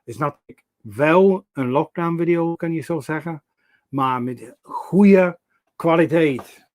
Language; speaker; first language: Dutch; non-native, learner; English